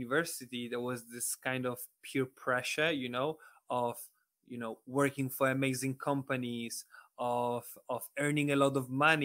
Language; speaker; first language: English; non-native, fluent; Polish